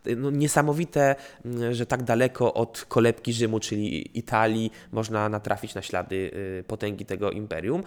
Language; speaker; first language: Polish; native; Polish